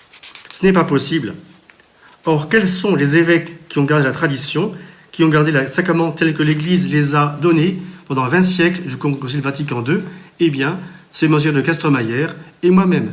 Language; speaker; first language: French; native; French